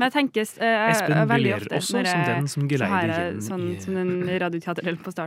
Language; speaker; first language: Norwegian; native; Norwegian